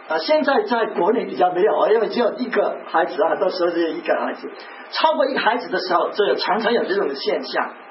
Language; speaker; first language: Chinese; native; Chinese